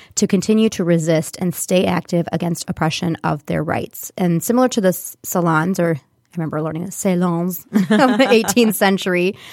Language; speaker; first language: English; early bilingual, other home language; Hindi